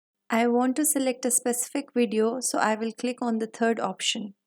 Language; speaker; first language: English; non-native, local second language; Hindi